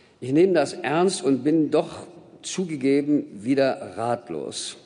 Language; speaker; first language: German; native; German